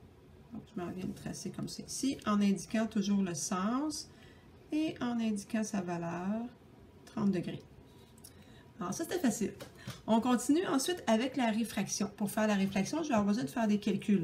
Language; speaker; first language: French; native; French